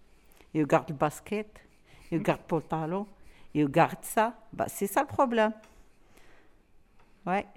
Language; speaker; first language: French; non-native, learner; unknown